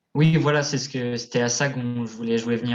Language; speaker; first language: French; native; French